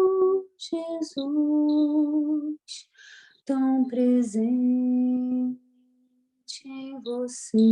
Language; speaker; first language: Portuguese; native; Portuguese